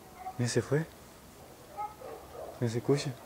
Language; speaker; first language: Spanish; native; Spanish